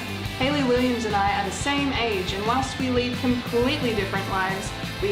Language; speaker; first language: English; native; English